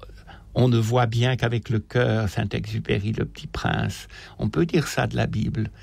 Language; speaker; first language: French; native; French